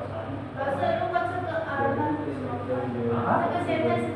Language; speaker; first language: Chinese; non-native, learner; Indonesian